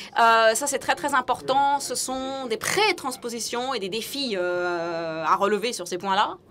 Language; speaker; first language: French; non-native, fluent; English